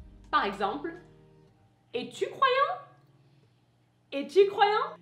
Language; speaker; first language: French; native; French